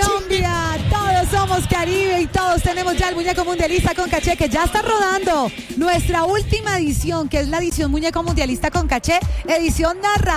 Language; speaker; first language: Spanish; native; Spanish